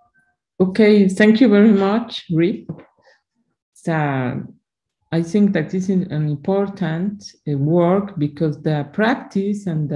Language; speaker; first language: English; non-native, learner; Spanish